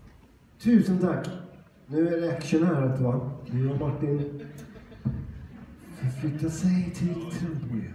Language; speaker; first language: Swedish; native; Swedish